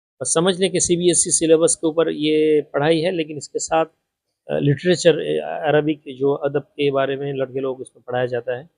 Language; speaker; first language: Urdu; non-native, local second language; Bangla